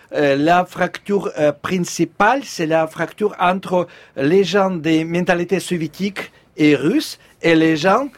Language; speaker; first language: French; non-native, fluent; Russian